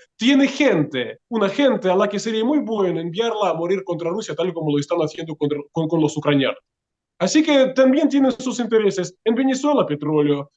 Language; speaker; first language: Spanish; non-native, fluent; Russian